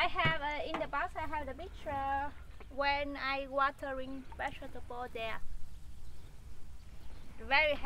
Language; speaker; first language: English; non-native, fluent; Vietnamese